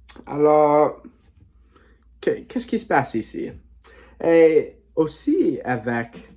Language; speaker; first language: French; non-native, learner; English